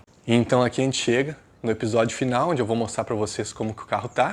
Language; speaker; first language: Portuguese; native; Portuguese